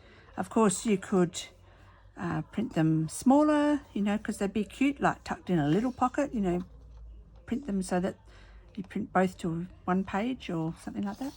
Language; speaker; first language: English; native; English